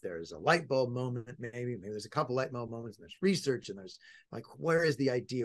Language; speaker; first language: English; native; English